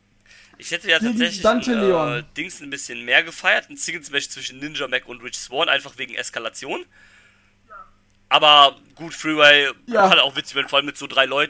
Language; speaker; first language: German; native; German